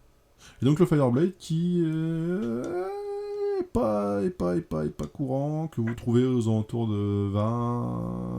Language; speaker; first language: French; native; French